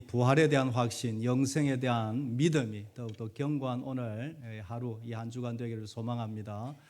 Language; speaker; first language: Korean; native; Korean